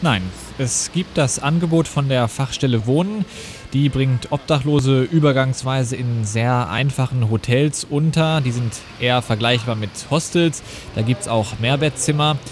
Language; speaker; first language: German; native; German